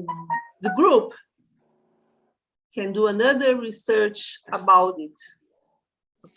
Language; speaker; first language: English; non-native, fluent; Portuguese